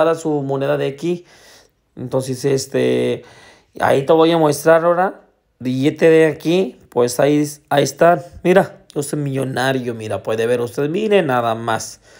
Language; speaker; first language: Spanish; non-native, learner; Urdu